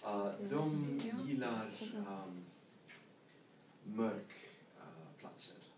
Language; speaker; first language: Swedish; non-native, learner; English